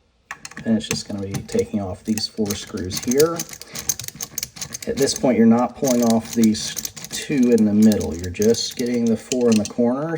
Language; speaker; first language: English; native; English